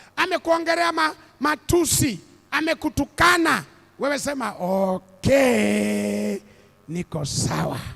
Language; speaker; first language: Swahili; native; Swahili